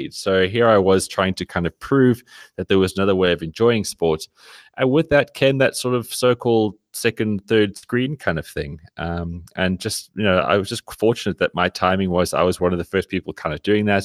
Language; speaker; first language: English; native; English